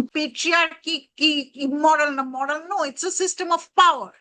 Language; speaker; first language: English; non-native, local second language; Bangla